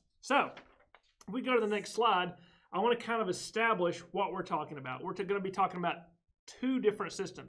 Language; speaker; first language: English; native; English